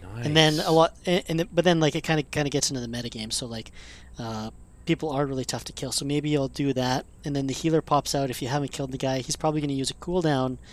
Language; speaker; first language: English; native; English